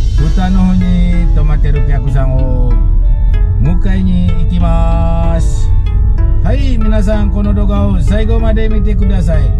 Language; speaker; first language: Japanese; non-native, fluent; Indonesian